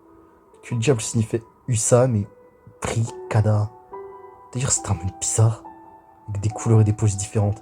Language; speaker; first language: French; native; French